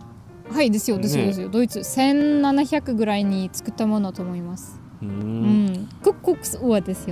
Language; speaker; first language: Japanese; non-native, learner; German